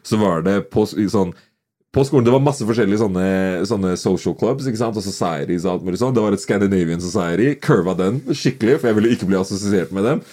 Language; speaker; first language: Norwegian; early bilingual, other home language; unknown